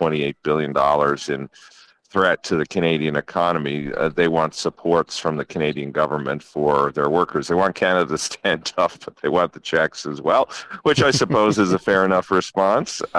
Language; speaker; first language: English; native; English